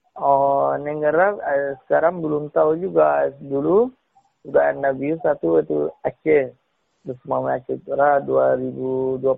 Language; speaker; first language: Indonesian; non-native, learner; Rohingya